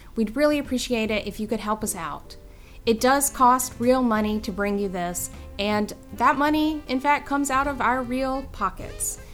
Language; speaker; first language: English; native; English